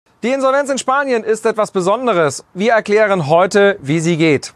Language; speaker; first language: German; native; German